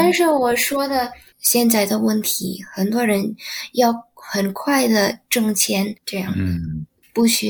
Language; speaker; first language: Chinese; non-native, learner; Indonesian